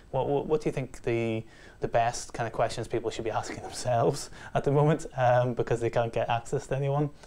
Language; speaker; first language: English; native; English